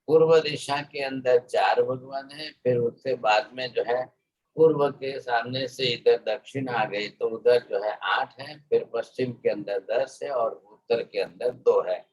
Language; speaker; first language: Hindi; non-native, local second language; Gujarati